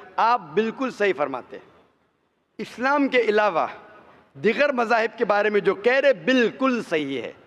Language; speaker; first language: Hindi; non-native, local second language; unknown